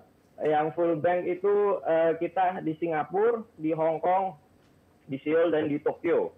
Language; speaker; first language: Indonesian; native; Indonesian